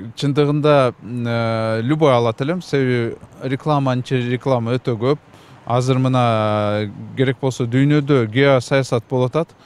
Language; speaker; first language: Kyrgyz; native; Kyrgyz